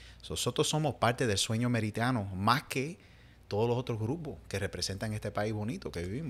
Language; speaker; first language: Spanish; early bilingual, heritage; Spanish